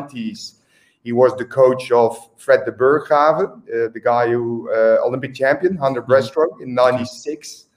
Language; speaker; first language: English; non-native, fluent; Dutch